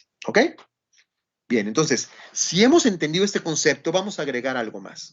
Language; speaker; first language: Spanish; native; Spanish